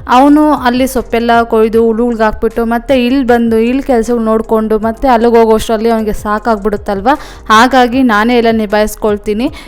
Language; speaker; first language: Kannada; non-native, local second language; Telugu